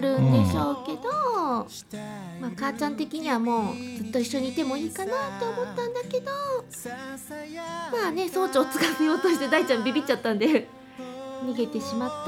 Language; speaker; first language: Japanese; native; Japanese